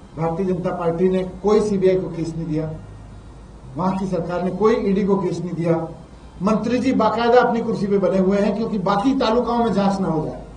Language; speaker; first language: Hindi; native; Hindi